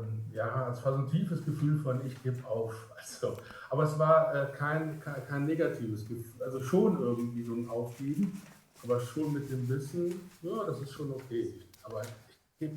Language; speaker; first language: German; native; German